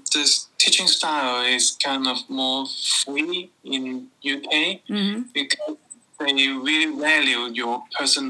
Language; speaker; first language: English; non-native, local second language; Cantonese